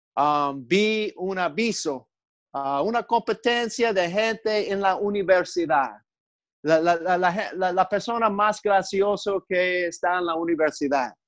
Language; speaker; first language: Spanish; non-native, learner; English